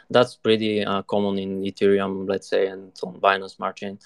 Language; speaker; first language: English; non-native, fluent; Bulgarian